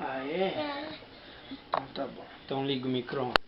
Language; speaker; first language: Portuguese; native; Portuguese